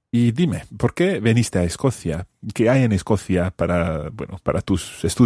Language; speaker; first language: Spanish; non-native, fluent; English